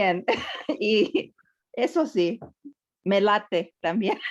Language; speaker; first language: Spanish; early bilingual, heritage; Spanish